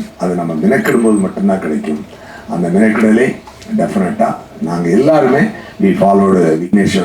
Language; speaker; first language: Tamil; native; Tamil